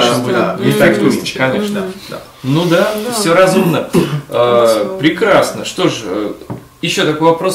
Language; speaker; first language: Russian; native; Russian